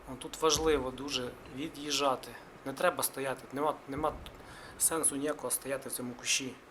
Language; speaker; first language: Ukrainian; non-native, local second language; Russian